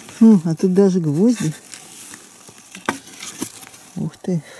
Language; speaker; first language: Russian; native; Russian